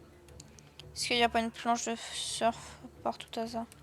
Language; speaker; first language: French; native; French